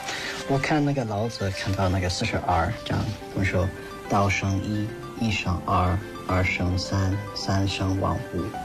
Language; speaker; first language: Chinese; non-native, fluent; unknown